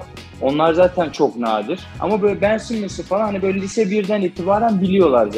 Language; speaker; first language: Turkish; native; Turkish